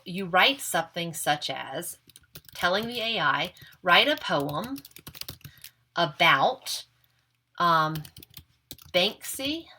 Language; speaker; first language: English; native; English